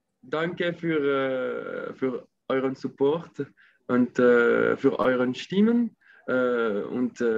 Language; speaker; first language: German; non-native, local second language; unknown